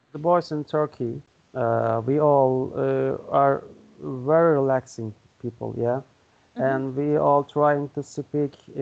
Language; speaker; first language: English; non-native, learner; Turkish